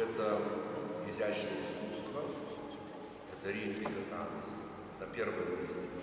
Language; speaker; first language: Russian; non-native, local second language; Belarusian